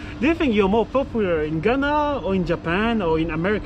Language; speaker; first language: English; non-native, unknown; French